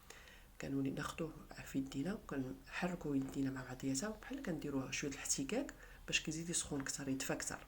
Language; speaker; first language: Arabic; native; Arabic